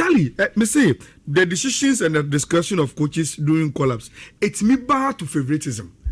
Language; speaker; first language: English; non-native, local second language; Akan